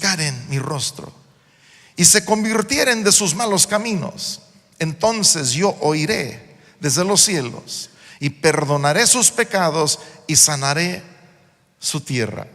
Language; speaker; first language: Spanish; non-native, local second language; English